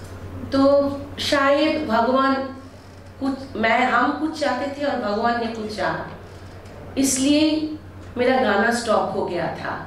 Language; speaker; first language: Hindi; non-native, local second language; Bangla